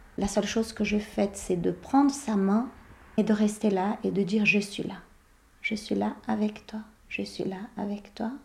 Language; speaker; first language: French; non-native, fluent; Portuguese